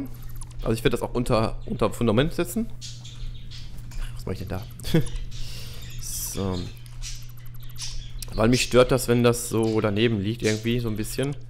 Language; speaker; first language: German; native; German